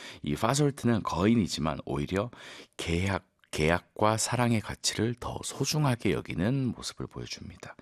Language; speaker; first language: Korean; native; Korean